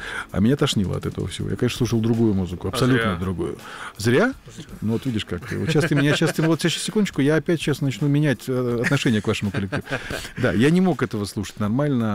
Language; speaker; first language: Russian; native; Russian